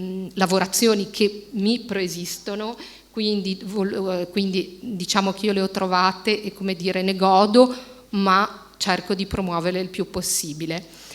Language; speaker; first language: Italian; native; Italian